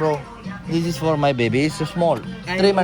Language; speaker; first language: English; non-native, local second language; Malayalam